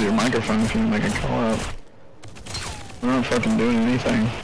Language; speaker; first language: English; native; English